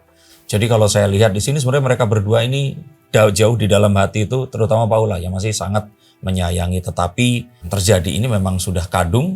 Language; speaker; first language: Indonesian; native; Indonesian